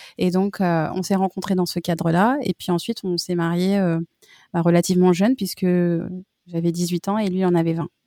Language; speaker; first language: French; native; French